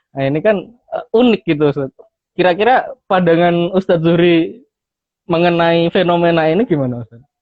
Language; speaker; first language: Indonesian; non-native, local second language; Javanese